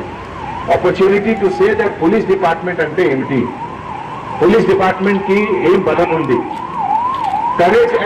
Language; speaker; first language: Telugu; non-native, local second language; Hindi